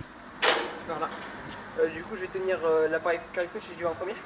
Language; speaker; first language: French; native; French